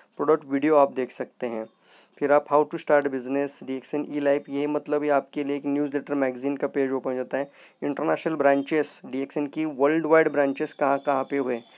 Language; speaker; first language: Hindi; non-native, local second language; Marathi